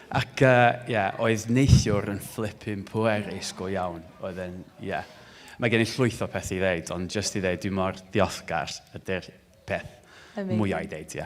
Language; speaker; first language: Welsh; non-native, local second language; English